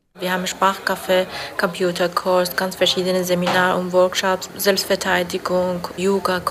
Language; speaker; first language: German; non-native, learner; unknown